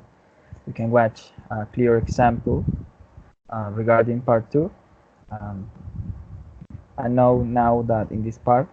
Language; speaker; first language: English; non-native, learner; Spanish